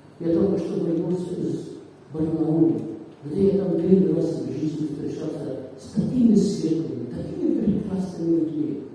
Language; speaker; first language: Russian; non-native, fluent; Arabic